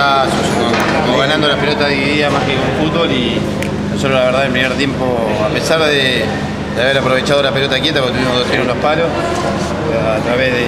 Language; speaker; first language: Spanish; native; Spanish